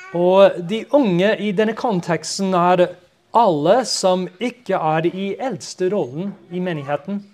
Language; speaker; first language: Norwegian; non-native, fluent; English